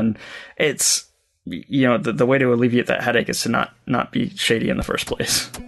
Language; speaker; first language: English; native; English